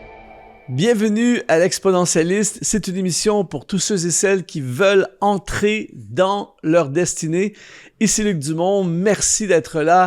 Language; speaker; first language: French; native; French